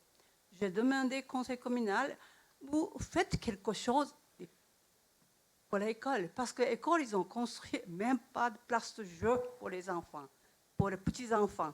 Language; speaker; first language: French; non-native, learner; Japanese